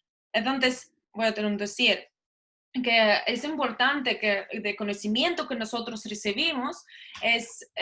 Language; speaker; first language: Spanish; non-native, learner; Russian